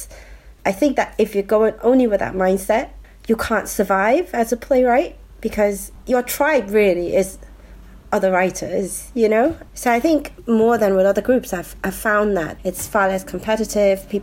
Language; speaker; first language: English; non-native, local second language; Cantonese